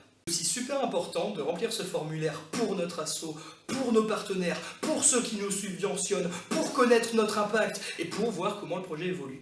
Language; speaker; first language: French; native; French